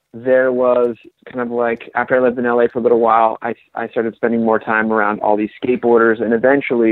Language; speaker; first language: English; native; English